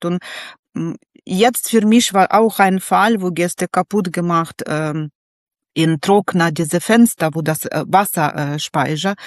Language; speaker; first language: German; non-native, learner; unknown